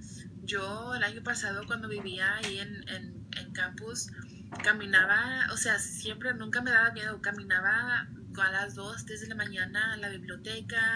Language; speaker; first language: Spanish; early bilingual, other home language; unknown